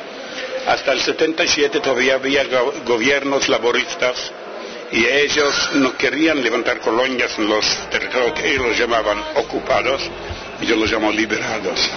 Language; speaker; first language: Spanish; non-native, fluent; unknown